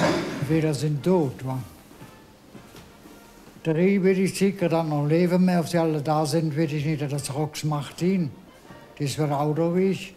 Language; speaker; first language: Dutch; non-native, local second language; German